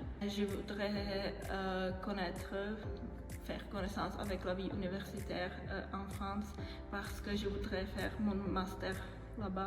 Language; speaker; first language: French; non-native, fluent; Czech